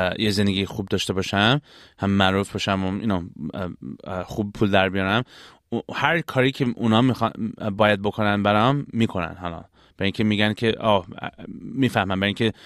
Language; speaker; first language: Persian; early bilingual, heritage; Persian